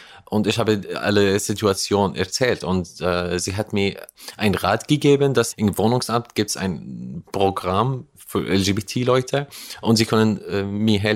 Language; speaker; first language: German; non-native, learner; Arabic